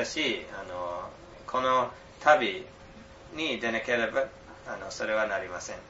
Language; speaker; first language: Japanese; non-native, fluent; English